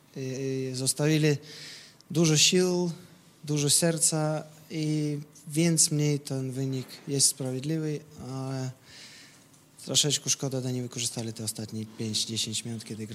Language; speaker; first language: Polish; non-native, fluent; Russian